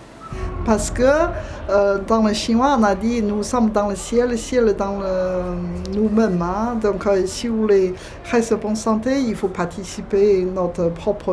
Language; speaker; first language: French; non-native, learner; Chinese